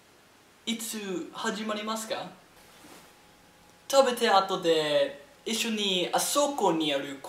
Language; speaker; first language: Japanese; non-native, learner; English